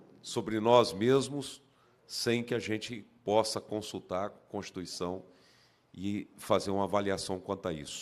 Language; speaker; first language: Portuguese; native; Portuguese